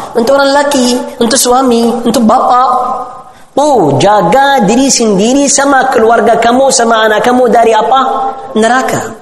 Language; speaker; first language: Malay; non-native, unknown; Arabic